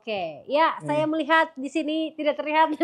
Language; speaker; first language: Indonesian; native; Indonesian